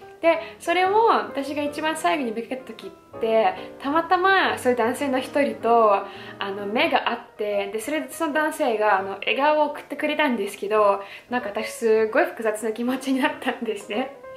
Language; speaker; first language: Japanese; non-native, fluent; Russian